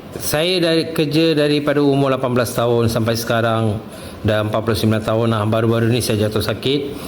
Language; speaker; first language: Malay; non-native, local second language; Tamil